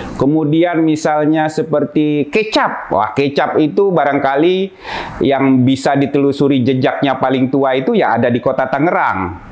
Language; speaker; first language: Indonesian; native; Indonesian